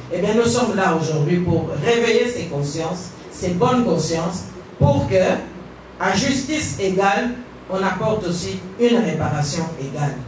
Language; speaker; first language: French; non-native, local second language; Kongo